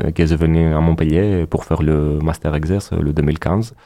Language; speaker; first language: French; non-native, fluent; Greek